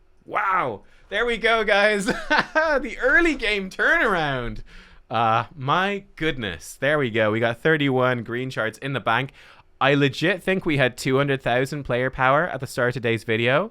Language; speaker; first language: English; native; English